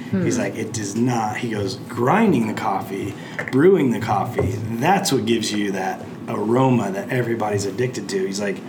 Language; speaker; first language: English; native; English